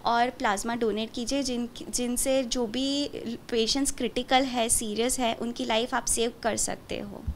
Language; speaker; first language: Hindi; non-native, local second language; Gujarati